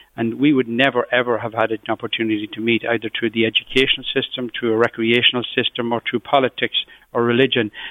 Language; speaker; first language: English; native; English